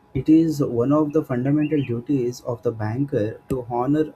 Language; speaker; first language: English; non-native, local second language; Kannada